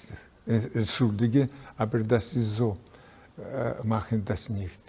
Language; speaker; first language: German; non-native, learner; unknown